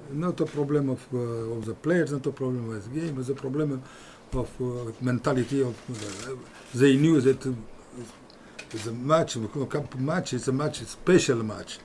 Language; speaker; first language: English; non-native, fluent; Romanian